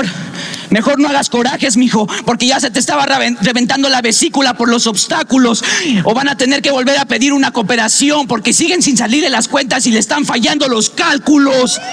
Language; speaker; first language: Spanish; native; Spanish